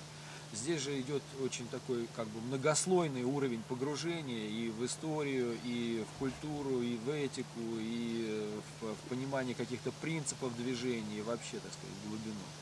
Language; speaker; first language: Russian; native; Russian